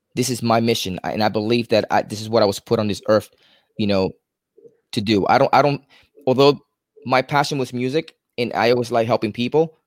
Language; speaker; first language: English; native; English